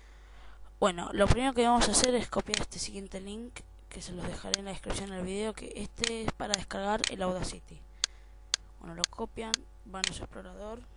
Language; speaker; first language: Spanish; native; Spanish